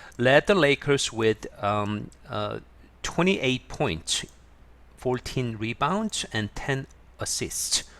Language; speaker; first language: English; non-native, fluent; Korean